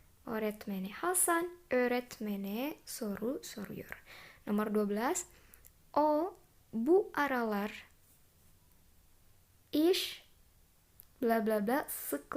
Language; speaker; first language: Turkish; non-native, fluent; Indonesian